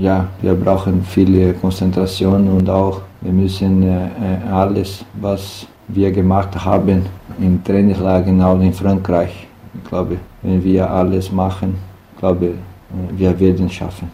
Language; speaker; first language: German; non-native, learner; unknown